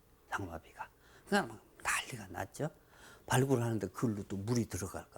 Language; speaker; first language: Korean; native; Korean